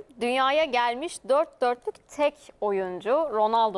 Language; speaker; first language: Turkish; native; Turkish